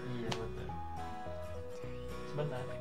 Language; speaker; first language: Indonesian; native; Indonesian